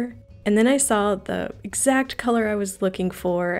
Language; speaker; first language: English; native; English